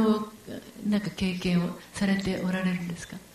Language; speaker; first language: Japanese; native; Japanese